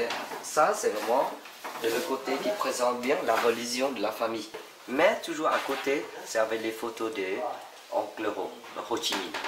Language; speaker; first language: French; non-native, learner; Vietnamese